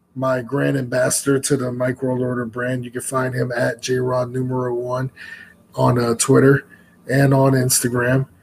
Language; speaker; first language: English; native; English